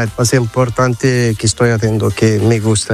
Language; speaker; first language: Spanish; non-native, learner; Arabic